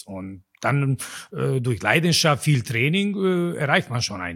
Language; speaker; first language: German; non-native, fluent; Bosnian